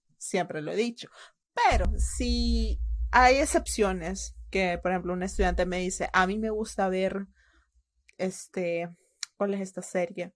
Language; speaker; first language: Spanish; native; Spanish